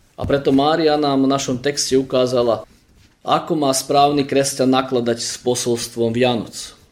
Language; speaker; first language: Slovak; early bilingual, heritage; Slovak